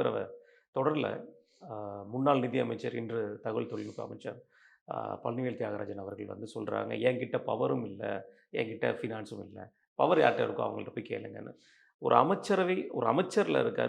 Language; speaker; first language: Tamil; native; Tamil